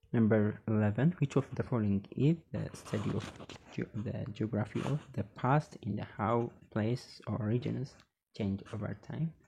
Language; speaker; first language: English; non-native, local second language; Amharic